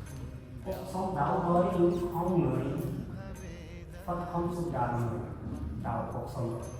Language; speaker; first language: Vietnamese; non-native, learner; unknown